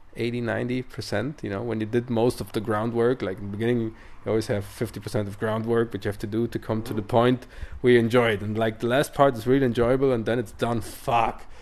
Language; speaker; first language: English; non-native, fluent; Italian